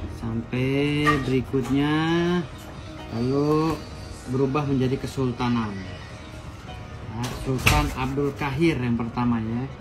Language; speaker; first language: Indonesian; native; Indonesian